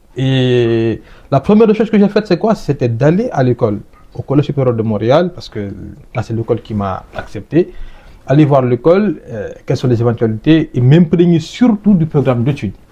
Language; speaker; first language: French; non-native, local second language; Fula